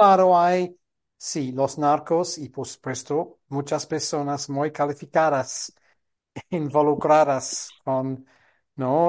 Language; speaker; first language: Spanish; non-native, fluent; English